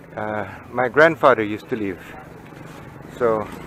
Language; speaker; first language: English; non-native, local second language; Filipino